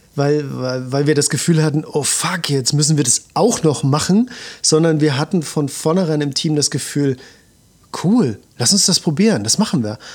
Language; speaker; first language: German; native; German